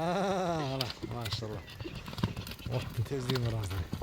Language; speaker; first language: Kyrgyz; native; Kyrgyz